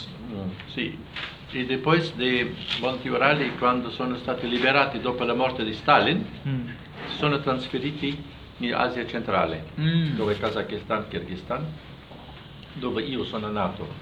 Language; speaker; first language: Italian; non-native, fluent; German